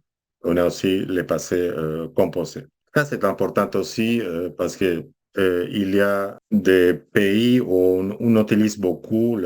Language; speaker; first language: French; non-native, fluent; Spanish